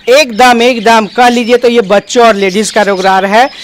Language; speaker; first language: Hindi; native; Hindi